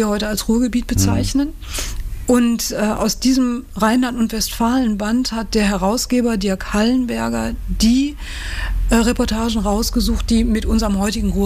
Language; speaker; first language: German; native; German